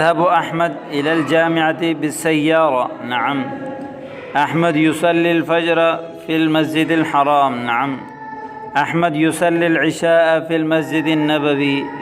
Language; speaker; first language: Arabic; non-native, fluent; Urdu